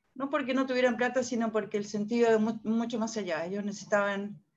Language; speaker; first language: Spanish; native; Spanish